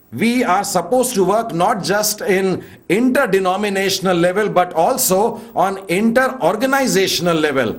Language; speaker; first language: English; non-native, local second language; Hindi